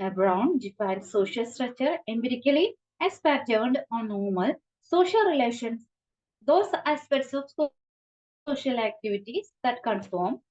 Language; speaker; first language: English; non-native, local second language; Malayalam